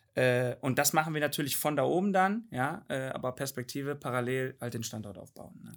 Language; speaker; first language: German; native; German